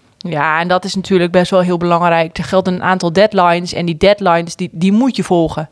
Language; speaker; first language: Dutch; native; Dutch